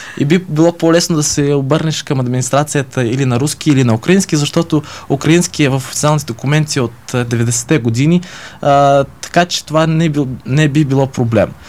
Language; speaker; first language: Bulgarian; early bilingual, heritage; Bulgarian